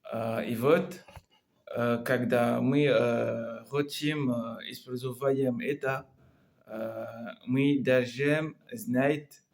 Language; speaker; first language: Russian; non-native, learner; Comorian